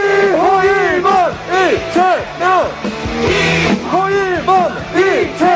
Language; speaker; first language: Korean; native; Korean